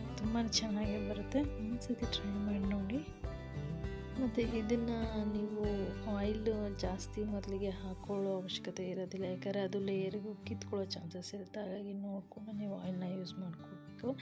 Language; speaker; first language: Kannada; native; Kannada